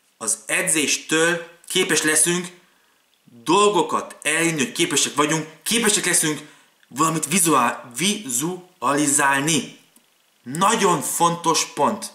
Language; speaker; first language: Hungarian; early bilingual, other home language; German